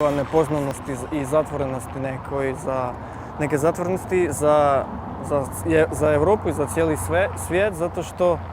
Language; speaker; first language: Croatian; non-native, fluent; Ukrainian